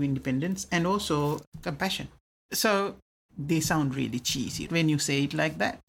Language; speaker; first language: English; non-native, local second language; Sinhala